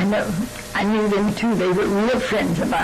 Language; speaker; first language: English; native; English